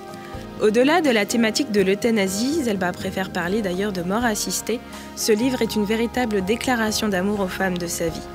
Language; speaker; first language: French; native; French